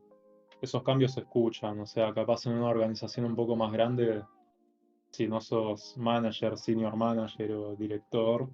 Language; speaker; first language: Spanish; native; Spanish